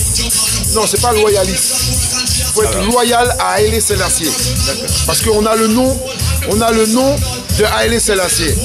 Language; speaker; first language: French; native; French